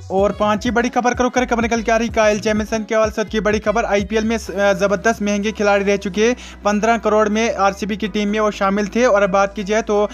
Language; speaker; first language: Hindi; native; Hindi